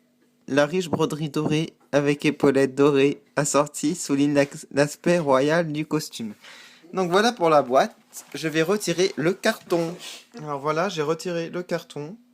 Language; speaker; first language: French; native; French